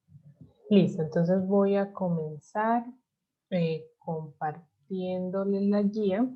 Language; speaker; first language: Spanish; native; Spanish